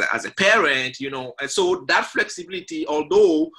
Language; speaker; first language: English; non-native, fluent; French